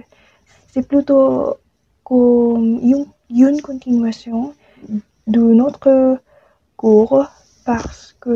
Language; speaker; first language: French; non-native, learner; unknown